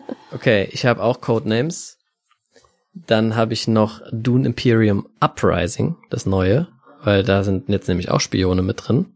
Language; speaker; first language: German; native; German